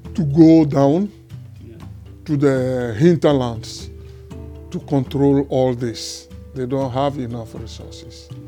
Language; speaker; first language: English; non-native, local second language; Ewe